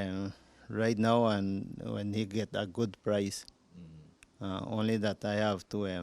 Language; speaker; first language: English; non-native, local second language; Spanish